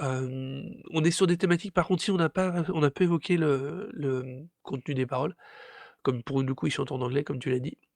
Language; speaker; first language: French; native; French